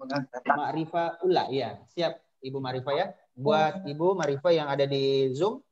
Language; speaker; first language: Indonesian; native; Indonesian